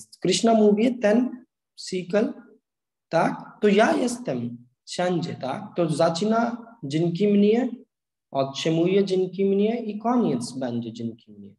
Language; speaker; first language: Polish; non-native, learner; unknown